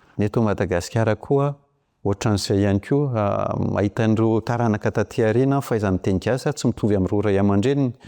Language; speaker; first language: Malagasy; non-native, local second language; French